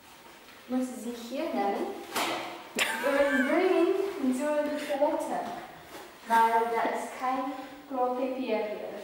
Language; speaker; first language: German; non-native, learner; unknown